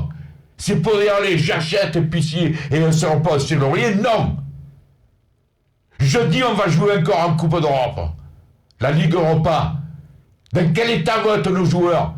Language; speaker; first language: French; native; French